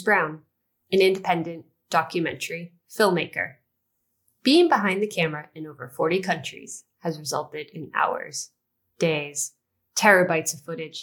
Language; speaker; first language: English; native; English